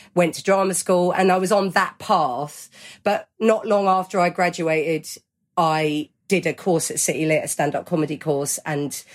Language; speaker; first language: English; native; English